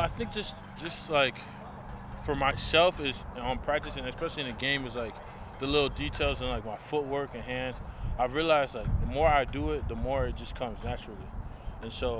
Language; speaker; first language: English; native; English